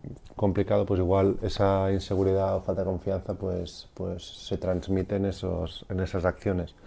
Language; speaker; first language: Spanish; native; Spanish